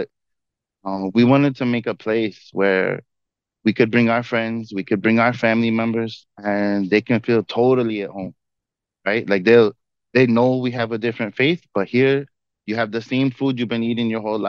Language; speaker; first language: English; native; English